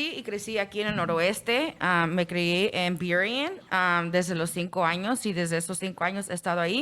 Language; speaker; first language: Spanish; early bilingual, heritage; Spanish